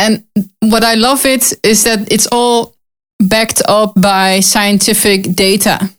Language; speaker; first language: English; non-native, learner; Dutch